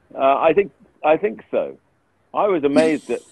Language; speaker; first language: English; native; English